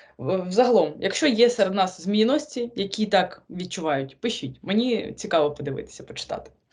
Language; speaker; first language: Ukrainian; native; Ukrainian